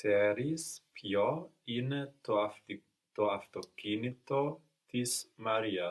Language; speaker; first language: Greek; non-native, learner; English